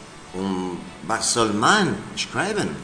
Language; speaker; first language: German; non-native, learner; Spanish